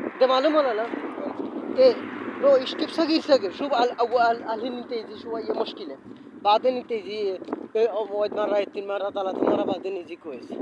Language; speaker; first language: Arabic; non-native, learner; Bangla